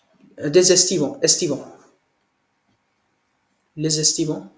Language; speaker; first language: French; non-native, learner; Hindi